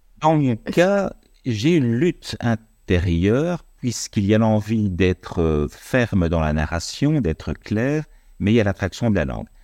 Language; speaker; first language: French; native; French